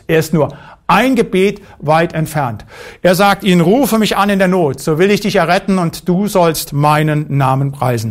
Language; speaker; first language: German; native; German